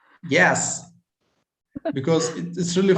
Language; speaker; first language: English; non-native, fluent; Russian